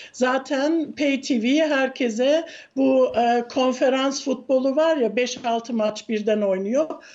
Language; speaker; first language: Turkish; early bilingual, heritage; Turkish